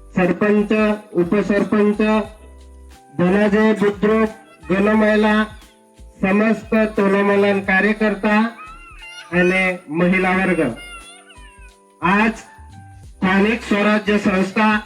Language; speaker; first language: Marathi; non-native, local second language; Bhili